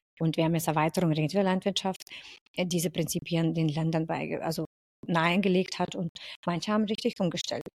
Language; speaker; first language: German; non-native, fluent; Lithuanian